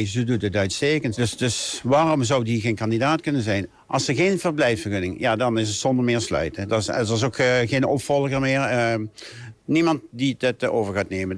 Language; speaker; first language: Dutch; native; Dutch